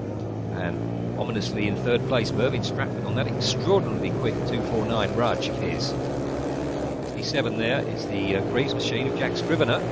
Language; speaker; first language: English; native; English